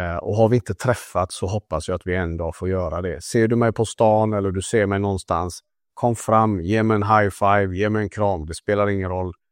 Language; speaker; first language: Swedish; early bilingual, other home language; Italian